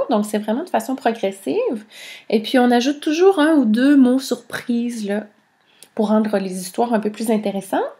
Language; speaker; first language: French; native; French